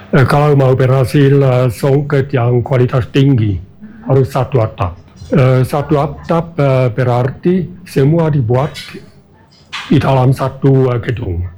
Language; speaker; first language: Indonesian; non-native, fluent; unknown